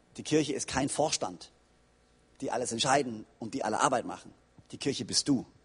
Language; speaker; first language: German; native; German